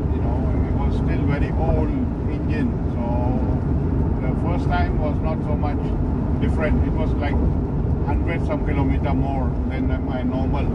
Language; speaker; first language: English; non-native, fluent; Thai